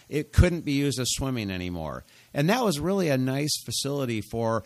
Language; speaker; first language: English; native; English